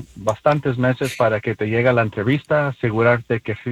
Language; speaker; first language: Spanish; early bilingual, heritage; Spanish